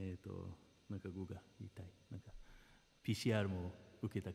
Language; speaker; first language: Japanese; non-native, fluent; Portuguese